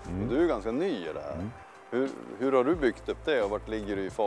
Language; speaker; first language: Swedish; native; Swedish